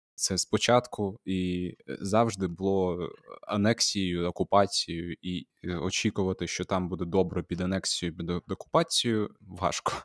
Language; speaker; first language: Ukrainian; non-native, local second language; Russian